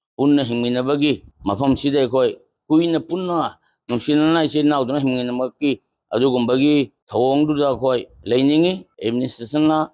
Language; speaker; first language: Manipuri; native; Manipuri